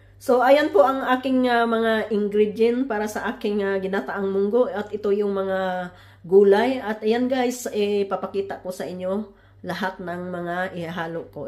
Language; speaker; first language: Filipino; non-native, local second language; Cebuano